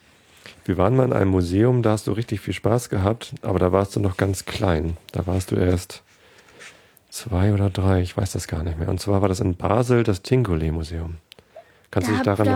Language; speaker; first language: German; native; German